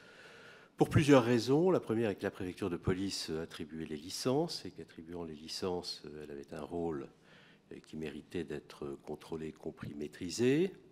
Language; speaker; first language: French; native; French